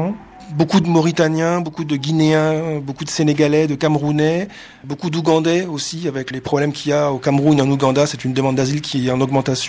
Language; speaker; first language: French; native; French